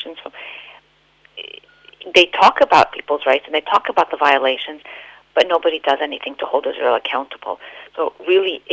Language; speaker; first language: English; native; English